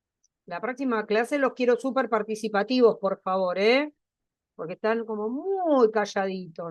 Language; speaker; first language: Spanish; native; Spanish